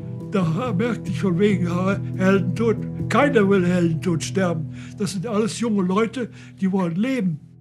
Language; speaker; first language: German; native; German